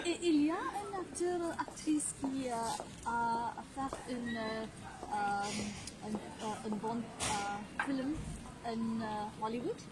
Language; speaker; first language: French; non-native, learner; English